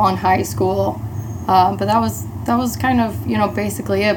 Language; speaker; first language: English; native; English